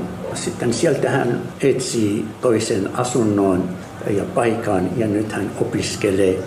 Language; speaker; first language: Finnish; non-native, learner; Arabic